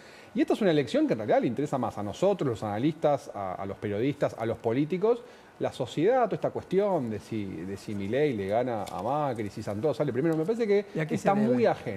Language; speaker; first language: Spanish; native; Spanish